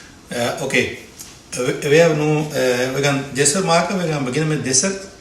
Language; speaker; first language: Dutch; non-native, learner; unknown